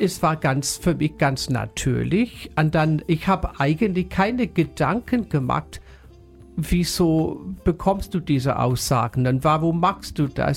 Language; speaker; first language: German; non-native, fluent; English